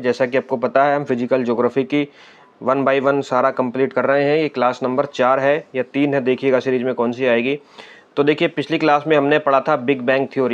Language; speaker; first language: Hindi; native; Hindi